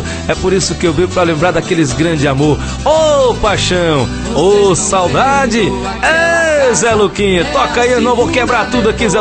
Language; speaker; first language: Portuguese; native; Portuguese